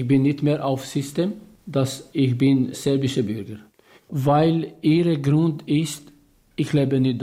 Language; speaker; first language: German; non-native, learner; Albanian